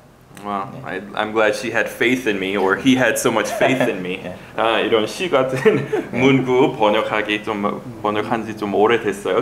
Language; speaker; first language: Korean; non-native, fluent; English